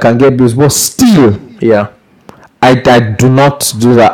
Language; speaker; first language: English; non-native, local second language; Yoruba